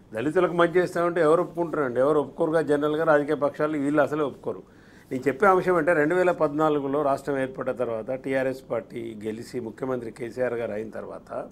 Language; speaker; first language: Telugu; native; Telugu